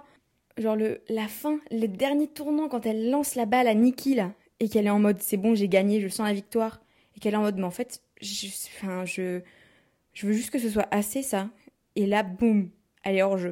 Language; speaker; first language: French; native; French